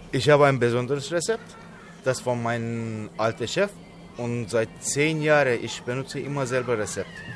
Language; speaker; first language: German; non-native, fluent; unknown